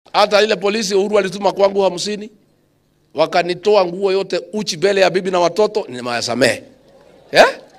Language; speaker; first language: Swahili; non-native, local second language; Kikuyu